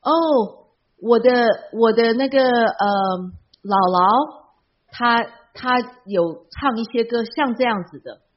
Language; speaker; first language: Chinese; early bilingual, heritage; Chinese